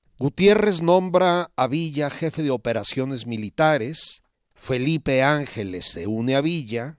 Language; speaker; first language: Spanish; native; Spanish